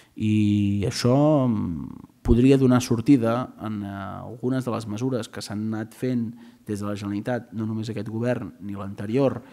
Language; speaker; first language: Catalan; native; Catalan